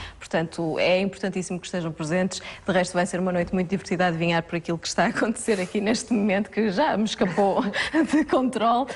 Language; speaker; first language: Portuguese; native; Portuguese